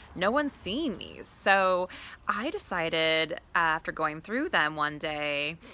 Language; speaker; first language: English; native; English